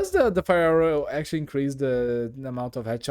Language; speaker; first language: English; non-native, fluent; Portuguese